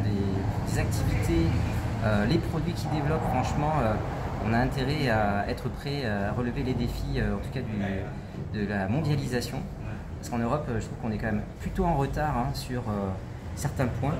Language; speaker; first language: French; native; French